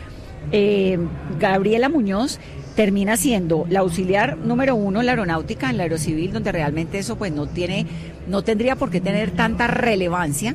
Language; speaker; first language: Spanish; native; Spanish